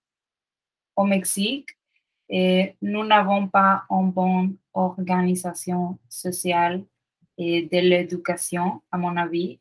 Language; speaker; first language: French; non-native, learner; Spanish